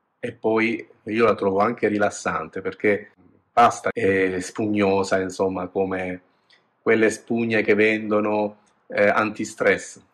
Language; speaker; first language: Italian; native; Italian